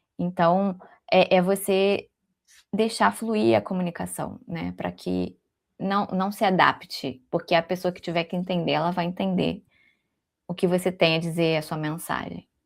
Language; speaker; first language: Portuguese; native; Portuguese